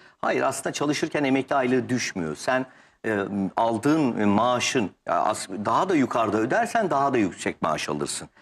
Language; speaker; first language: Turkish; native; Turkish